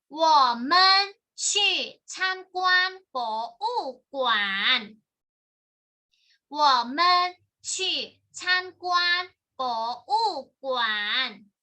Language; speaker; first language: Chinese; non-native, fluent; Thai